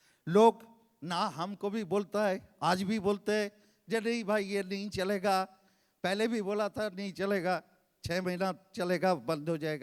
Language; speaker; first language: Hindi; native; Hindi